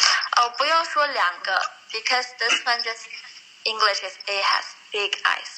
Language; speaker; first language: English; non-native, fluent; Chinese